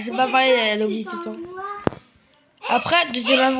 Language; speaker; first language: French; native; French